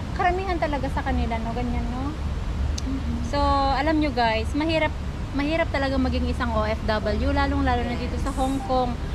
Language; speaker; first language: Filipino; native; Filipino